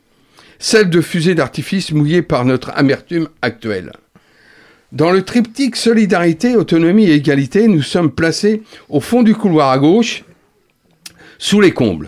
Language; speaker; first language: French; native; French